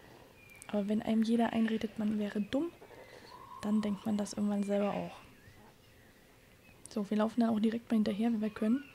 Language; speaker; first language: German; native; German